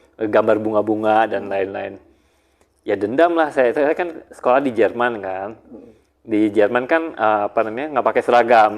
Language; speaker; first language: Indonesian; early bilingual, heritage; Indonesian